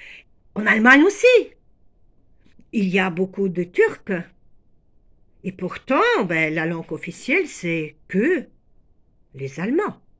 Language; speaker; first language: French; non-native, fluent; Ukrainian